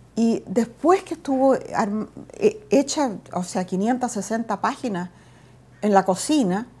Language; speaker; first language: Spanish; native; Spanish